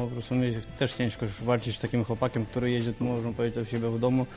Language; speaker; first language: Polish; non-native, learner; Russian